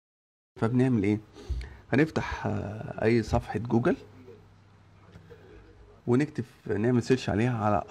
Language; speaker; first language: Arabic; native; Arabic